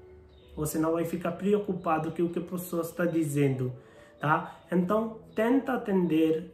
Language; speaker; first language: Portuguese; non-native, learner; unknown